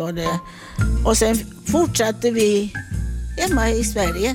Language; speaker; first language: Swedish; non-native, fluent; Italian